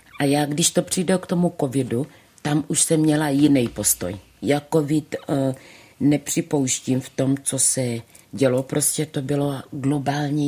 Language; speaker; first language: Czech; early bilingual, other home language; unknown